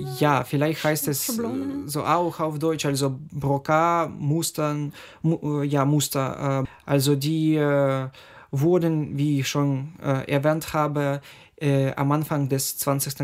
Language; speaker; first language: German; non-native, fluent; Ukrainian